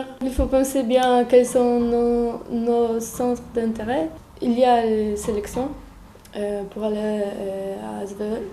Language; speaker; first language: French; non-native, fluent; Polish